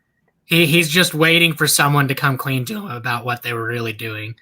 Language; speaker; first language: English; native; English